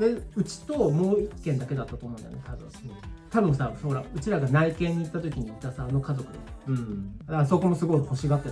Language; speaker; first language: Japanese; native; Japanese